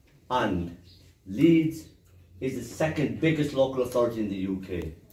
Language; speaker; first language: English; early bilingual, other home language; Punjabi